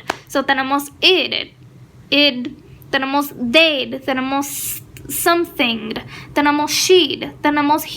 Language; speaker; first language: Spanish; non-native, fluent; English